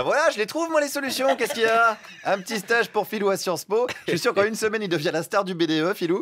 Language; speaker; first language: French; native; French